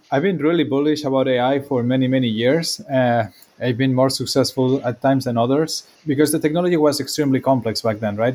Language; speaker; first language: English; non-native, fluent; Spanish